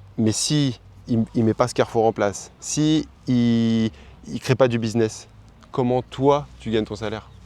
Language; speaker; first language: French; native; French